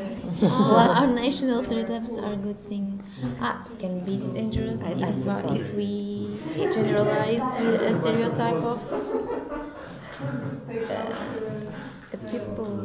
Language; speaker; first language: English; non-native, learner; Portuguese